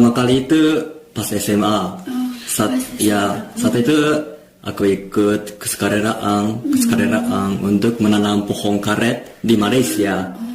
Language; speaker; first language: Indonesian; non-native, learner; Japanese